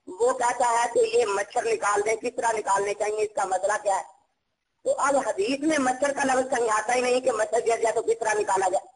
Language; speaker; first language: Urdu; non-native, local second language; Punjabi